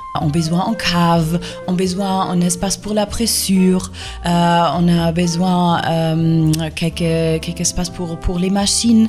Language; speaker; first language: French; non-native, fluent; German